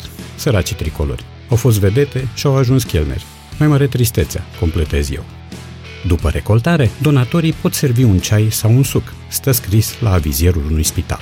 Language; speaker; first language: Romanian; native; Romanian